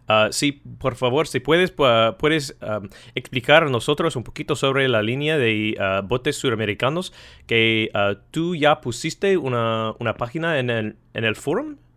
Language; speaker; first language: Spanish; non-native, learner; English